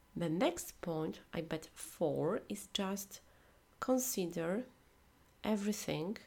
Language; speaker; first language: English; non-native, fluent; Polish